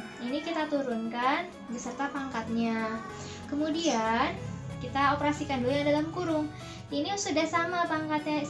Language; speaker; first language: Indonesian; native; Indonesian